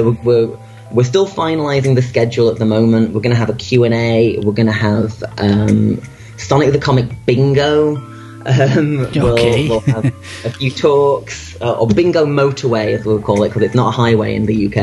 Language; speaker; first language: English; native; English